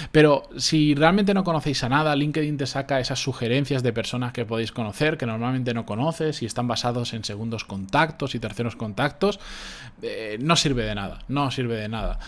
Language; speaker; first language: Spanish; native; Spanish